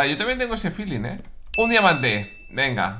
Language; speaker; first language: Spanish; native; Spanish